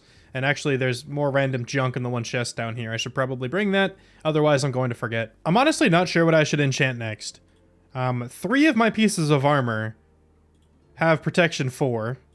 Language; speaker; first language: English; native; English